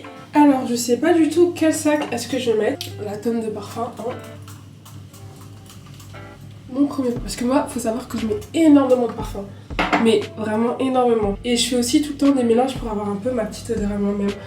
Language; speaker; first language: French; native; French